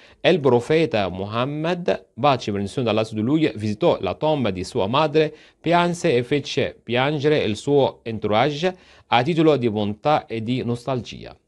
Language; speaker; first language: Italian; non-native, fluent; Arabic